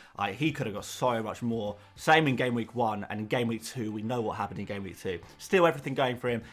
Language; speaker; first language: English; native; English